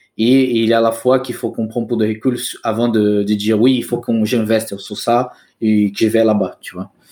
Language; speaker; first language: French; non-native, fluent; Portuguese